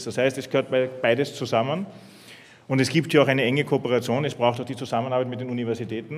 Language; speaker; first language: German; native; German